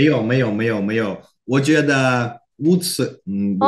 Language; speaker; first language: Chinese; non-native, learner; Korean